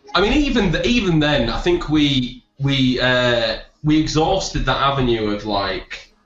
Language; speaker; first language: English; native; English